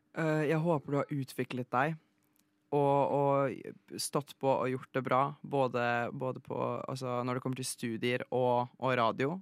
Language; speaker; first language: Norwegian; early bilingual, other home language; Polish